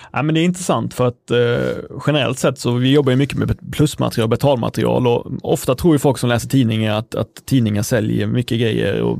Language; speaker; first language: Swedish; native; Swedish